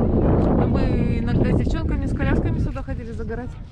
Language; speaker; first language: Russian; native; Russian